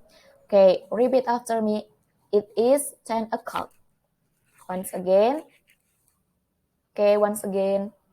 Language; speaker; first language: English; non-native, learner; Indonesian